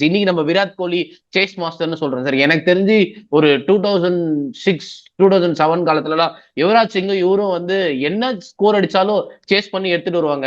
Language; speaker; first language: Tamil; native; Tamil